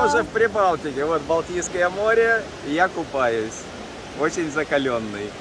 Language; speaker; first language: Russian; native; Russian